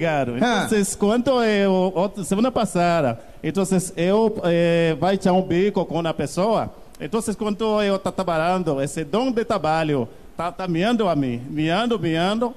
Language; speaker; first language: Portuguese; non-native, learner; Haitian Creole